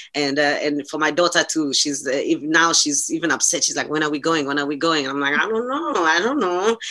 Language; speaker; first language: English; non-native, local second language; Hungarian